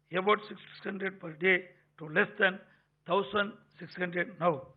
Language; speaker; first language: English; non-native, local second language; Tamil